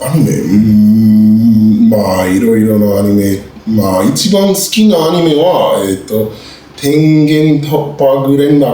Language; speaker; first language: Japanese; non-native, fluent; English